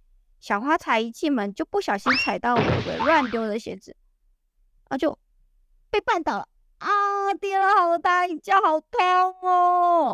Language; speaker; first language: Chinese; native; Chinese